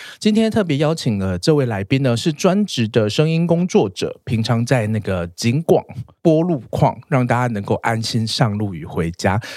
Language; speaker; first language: Chinese; native; Chinese